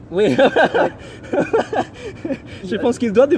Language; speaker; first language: French; non-native, learner; English